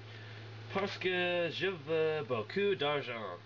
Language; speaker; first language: French; non-native, learner; English